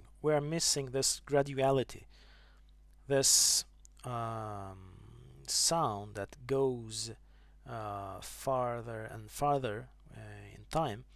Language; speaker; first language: English; non-native, fluent; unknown